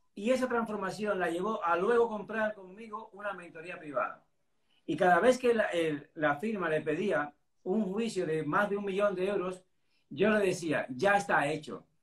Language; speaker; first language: Spanish; native; Spanish